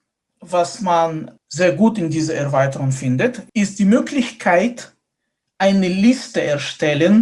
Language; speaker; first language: German; non-native, fluent; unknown